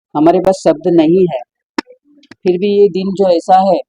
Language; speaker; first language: Hindi; non-native, local second language; Marathi